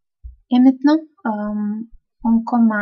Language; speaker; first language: French; non-native, fluent; Russian